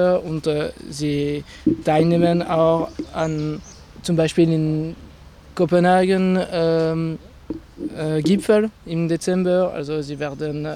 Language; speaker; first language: German; non-native, fluent; French